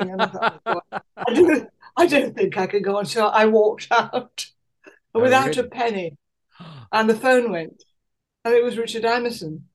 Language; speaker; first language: English; native; English